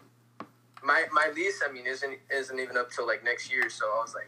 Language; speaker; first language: English; native; English